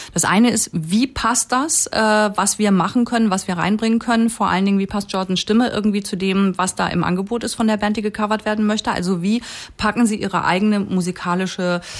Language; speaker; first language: German; native; German